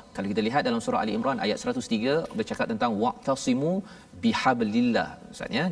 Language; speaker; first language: Malay; native; Malay